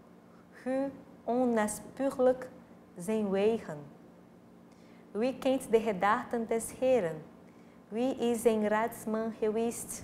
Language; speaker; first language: Dutch; non-native, fluent; Portuguese